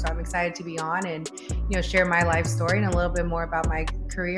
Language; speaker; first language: English; native; English